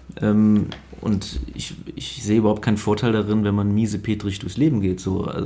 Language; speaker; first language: German; native; German